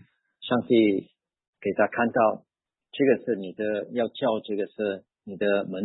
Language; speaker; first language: Chinese; early bilingual, heritage; Chinese